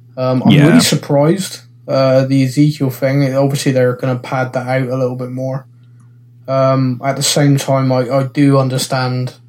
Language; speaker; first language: English; native; English